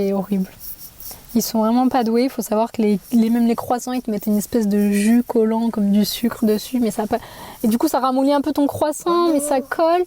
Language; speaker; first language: French; native; French